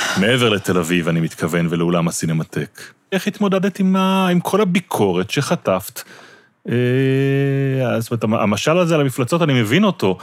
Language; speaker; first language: Hebrew; native; Hebrew